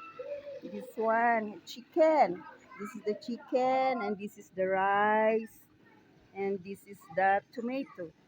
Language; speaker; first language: English; non-native, learner; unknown